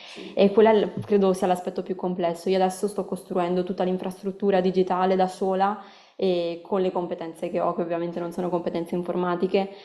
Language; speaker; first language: Italian; native; Italian